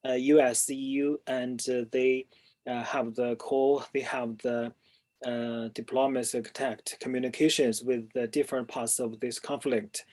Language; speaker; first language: English; non-native, fluent; Chinese